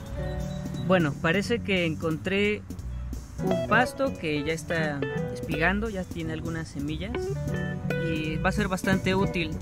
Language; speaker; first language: Spanish; native; Spanish